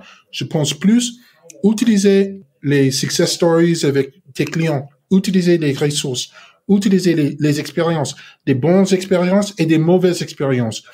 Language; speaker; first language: French; non-native, learner; English